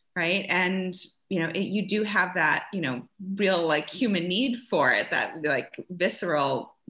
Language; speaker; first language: English; early bilingual, other home language; German